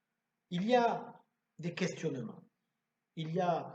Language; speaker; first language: French; native; French